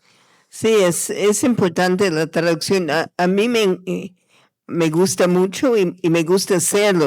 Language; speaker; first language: Spanish; non-native, fluent; English